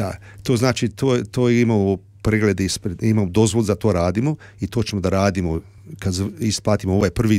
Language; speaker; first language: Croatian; early bilingual, heritage; Serbian